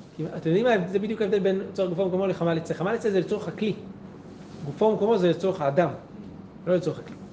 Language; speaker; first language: Hebrew; native; Hebrew